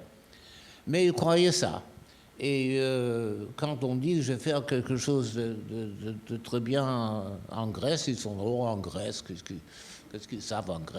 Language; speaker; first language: French; non-native, fluent; German